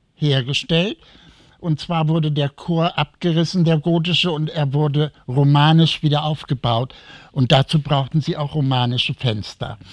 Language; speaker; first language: German; native; German